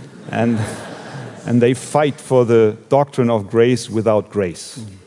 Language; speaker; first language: English; non-native, fluent; German